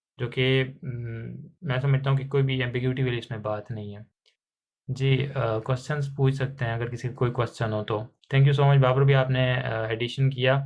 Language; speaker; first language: Urdu; non-native, local second language; Punjabi